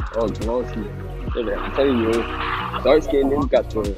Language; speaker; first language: English; native; English